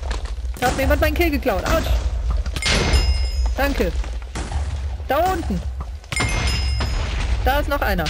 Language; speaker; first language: German; native; German